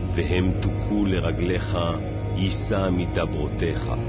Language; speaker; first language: Hebrew; native; Hebrew